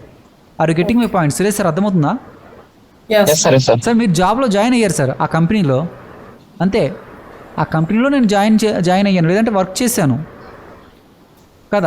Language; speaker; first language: Telugu; native; Telugu